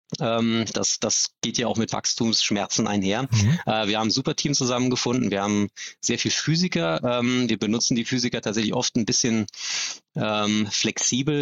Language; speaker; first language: German; native; German